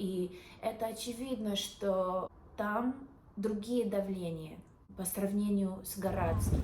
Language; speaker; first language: Russian; non-native, learner; English